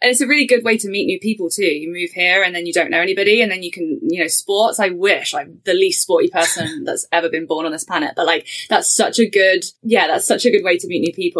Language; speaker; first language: English; native; English